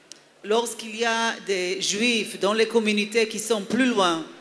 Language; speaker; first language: French; non-native, fluent; Hebrew